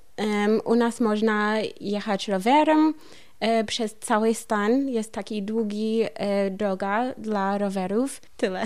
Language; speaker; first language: Polish; non-native, learner; English